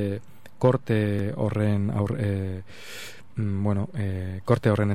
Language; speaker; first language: Basque; non-native, local second language; Spanish